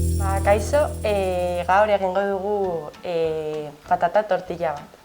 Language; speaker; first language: Basque; non-native, local second language; Spanish